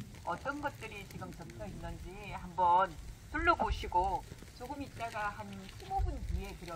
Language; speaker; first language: Korean; native; Korean